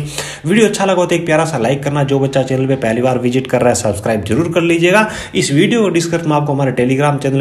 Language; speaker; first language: Hindi; native; Hindi